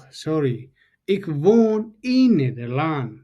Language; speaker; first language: Dutch; non-native, learner; Tigrinya